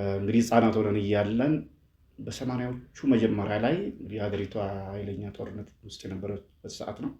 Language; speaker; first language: Amharic; non-native, local second language; Oromo